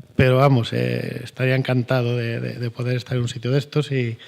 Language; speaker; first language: Spanish; native; Spanish